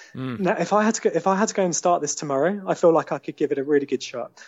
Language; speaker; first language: English; native; English